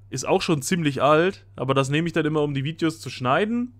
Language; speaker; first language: German; native; German